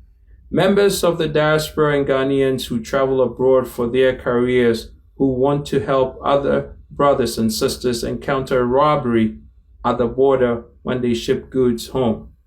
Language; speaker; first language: English; non-native, local second language; Akan